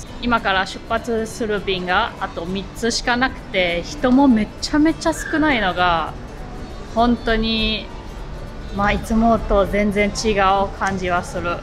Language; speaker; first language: Japanese; non-native, fluent; German